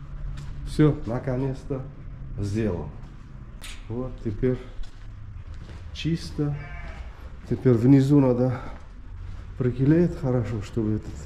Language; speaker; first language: Russian; non-native, local second language; Uzbek